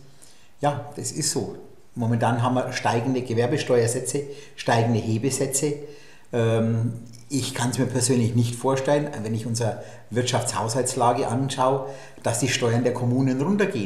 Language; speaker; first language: German; native; German